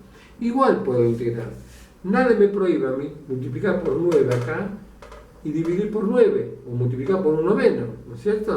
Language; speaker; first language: Spanish; native; Spanish